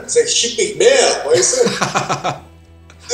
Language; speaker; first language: German; non-native, learner; Dutch